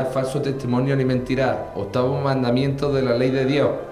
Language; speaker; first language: Spanish; native; Spanish